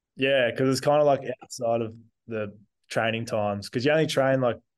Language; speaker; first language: English; native; English